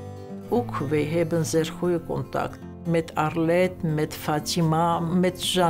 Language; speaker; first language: Dutch; non-native, learner; Armenian